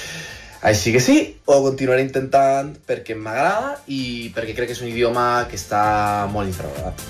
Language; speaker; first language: Catalan; non-native, learner; Spanish